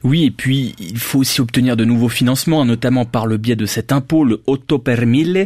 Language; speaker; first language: French; native; French